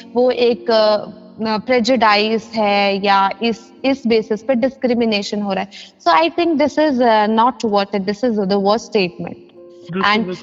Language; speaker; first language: Hindi; non-native, local second language; Assamese